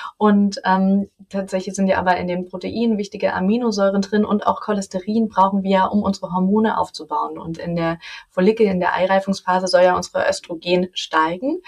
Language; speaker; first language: German; native; German